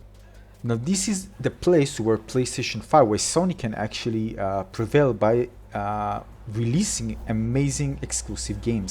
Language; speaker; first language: English; non-native, fluent; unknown